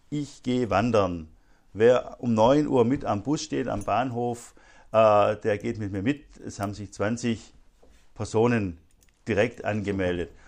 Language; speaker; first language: German; native; German